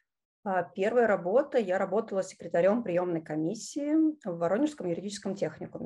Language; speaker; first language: Russian; native; Russian